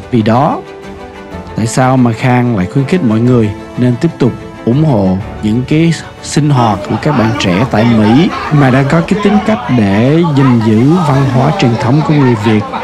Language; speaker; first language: Vietnamese; early bilingual, heritage; Vietnamese